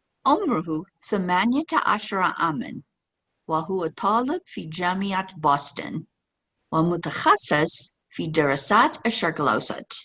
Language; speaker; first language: Arabic; non-native, fluent; English